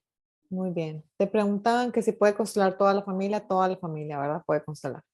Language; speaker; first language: Spanish; native; Spanish